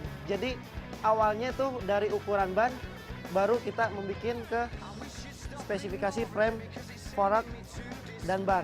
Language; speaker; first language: Indonesian; native; Indonesian